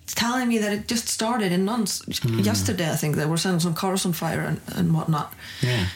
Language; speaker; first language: English; non-native, fluent; Icelandic